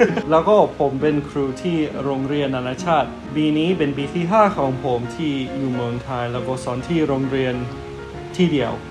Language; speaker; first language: Thai; non-native, fluent; English